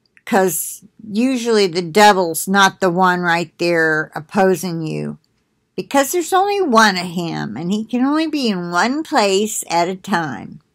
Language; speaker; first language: English; native; English